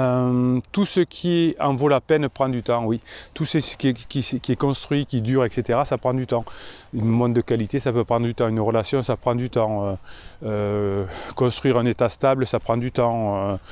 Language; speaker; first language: French; native; French